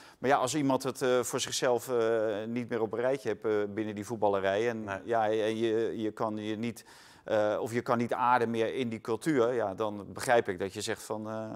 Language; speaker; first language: Dutch; native; Dutch